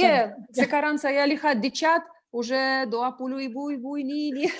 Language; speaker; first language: Indonesian; non-native, learner; Russian